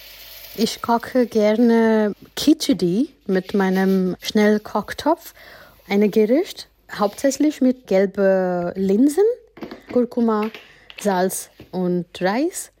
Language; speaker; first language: German; non-native, fluent; Gujarati